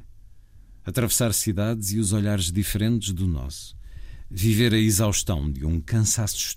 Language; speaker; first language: Portuguese; native; Portuguese